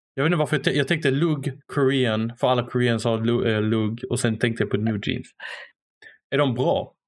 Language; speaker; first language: Swedish; native; Swedish